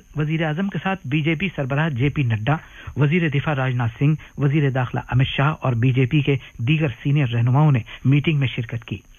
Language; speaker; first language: Urdu; native; Urdu